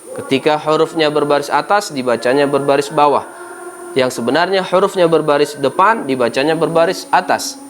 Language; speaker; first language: Malay; native; Malay